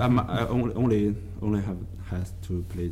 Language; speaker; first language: English; non-native, learner; Chinese